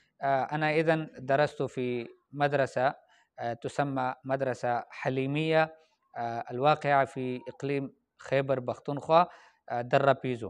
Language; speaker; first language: Arabic; non-native, fluent; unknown